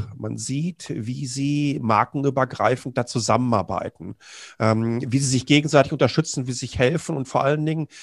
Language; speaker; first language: German; native; German